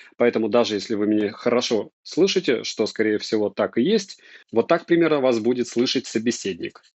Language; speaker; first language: Russian; native; Russian